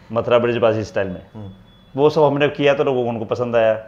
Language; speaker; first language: Hindi; native; Hindi